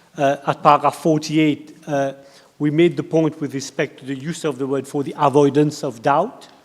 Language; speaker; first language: English; non-native, local second language; Morisyen